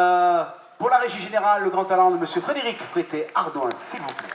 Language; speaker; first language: French; native; French